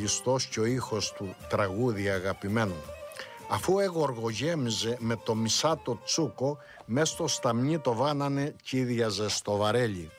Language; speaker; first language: Greek; native; Greek